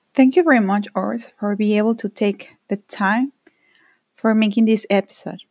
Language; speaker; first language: English; non-native, fluent; Spanish